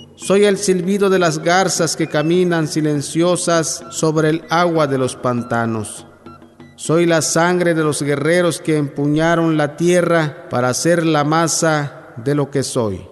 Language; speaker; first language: Spanish; non-native, local second language; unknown